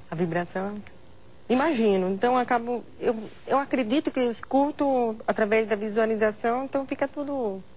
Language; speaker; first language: Portuguese; non-native, local second language; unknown